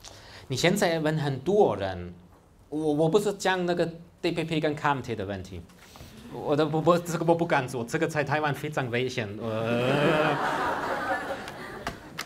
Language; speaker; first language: Chinese; non-native, fluent; German